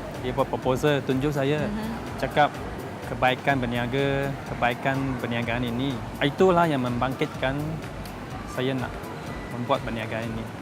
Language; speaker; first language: Malay; non-native, local second language; Chinese